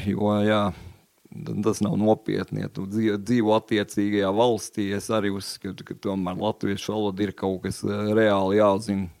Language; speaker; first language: Latvian; native; Latvian